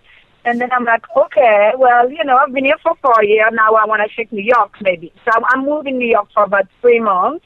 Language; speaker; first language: English; non-native, fluent; French